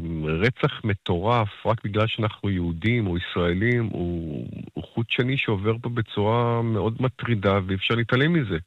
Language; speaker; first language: Hebrew; native; Hebrew